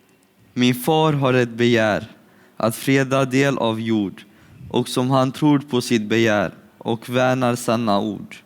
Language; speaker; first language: Swedish; early bilingual, other home language; Syriac